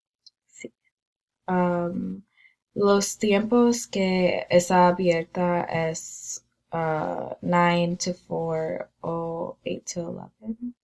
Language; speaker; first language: Spanish; non-native, learner; English